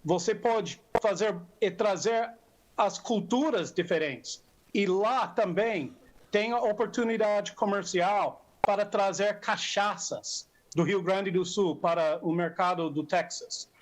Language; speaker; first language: Portuguese; non-native, fluent; English